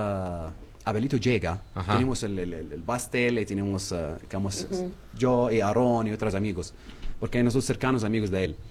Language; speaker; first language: Spanish; non-native, learner; Arabic